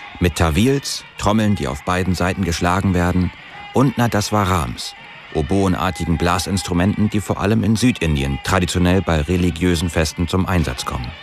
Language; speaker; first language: German; native; German